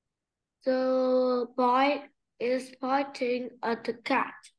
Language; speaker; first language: English; non-native, learner; Vietnamese